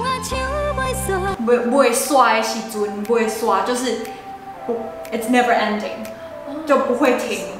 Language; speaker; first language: Chinese; native; Chinese